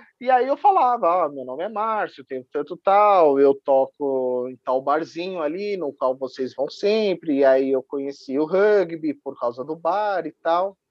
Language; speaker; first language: Portuguese; native; Portuguese